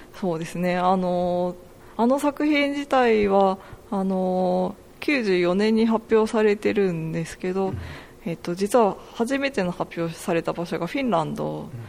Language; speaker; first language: Japanese; native; Japanese